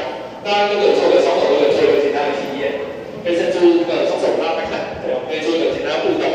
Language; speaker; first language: Chinese; native; Chinese